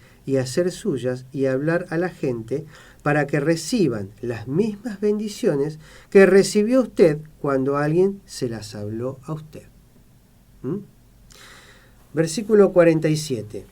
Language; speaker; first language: Spanish; native; Spanish